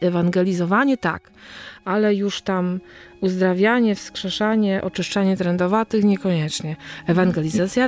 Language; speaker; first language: Polish; native; Polish